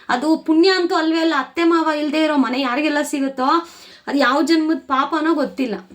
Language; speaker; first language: Kannada; native; Kannada